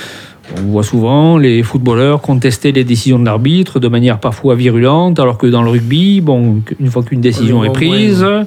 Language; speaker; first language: French; native; French